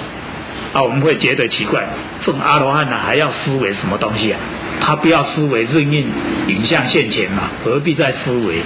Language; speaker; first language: Chinese; native; Chinese